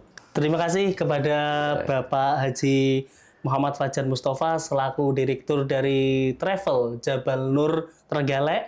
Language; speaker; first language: Indonesian; native; Indonesian